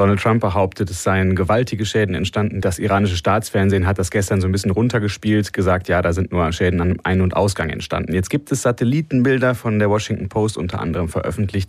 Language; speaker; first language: German; native; German